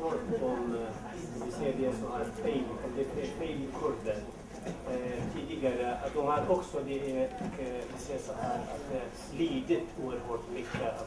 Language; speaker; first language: Swedish; non-native, local second language; Kurdish